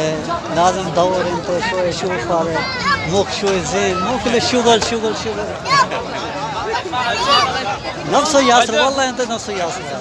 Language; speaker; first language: Arabic; non-native, learner; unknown